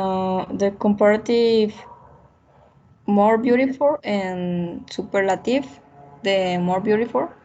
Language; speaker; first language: English; non-native, learner; Spanish